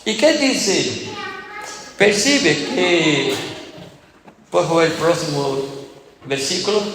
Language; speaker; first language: Spanish; non-native, fluent; Portuguese